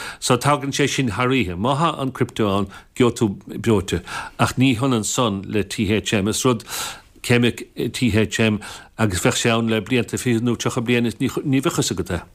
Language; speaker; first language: Irish; native; Irish